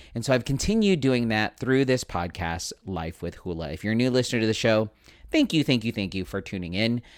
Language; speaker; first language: English; native; English